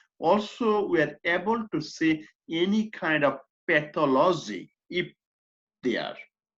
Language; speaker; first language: English; non-native, fluent; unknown